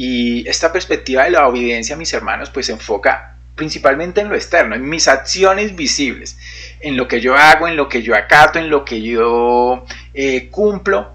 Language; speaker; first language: Spanish; native; Spanish